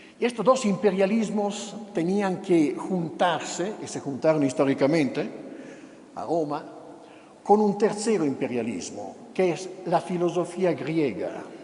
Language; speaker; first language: Spanish; non-native, fluent; Italian